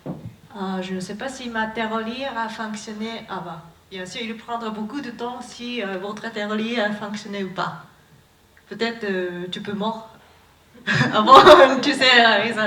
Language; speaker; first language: French; non-native, learner; Japanese